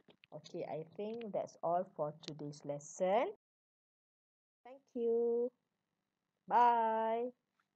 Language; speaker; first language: English; non-native, local second language; Malay